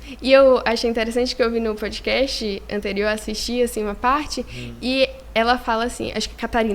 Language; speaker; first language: Portuguese; native; Portuguese